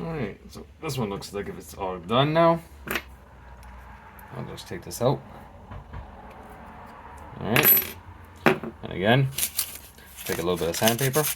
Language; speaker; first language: English; native; English